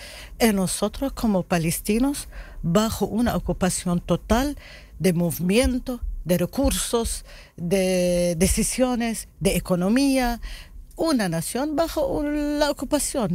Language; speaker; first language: Spanish; non-native, learner; Arabic